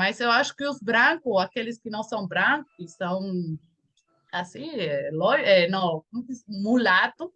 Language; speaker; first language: Portuguese; non-native, fluent; Spanish